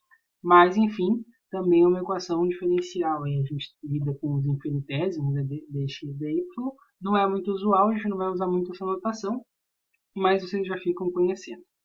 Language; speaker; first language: Portuguese; native; Portuguese